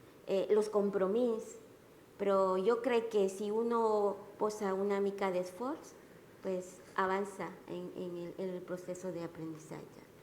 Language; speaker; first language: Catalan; non-native, learner; Spanish